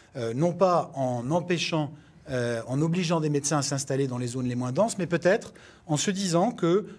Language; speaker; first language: French; native; French